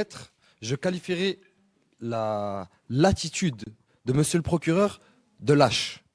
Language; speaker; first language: French; native; French